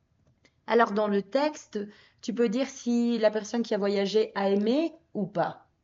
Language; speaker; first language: French; non-native, fluent; Spanish